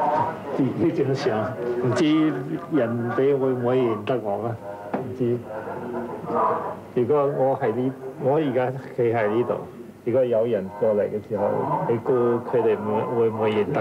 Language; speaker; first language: Chinese; non-native, local second language; Wu Chinese